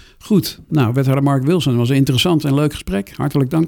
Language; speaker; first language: Dutch; native; Dutch